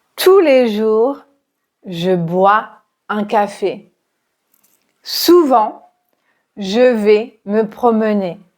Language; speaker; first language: French; native; French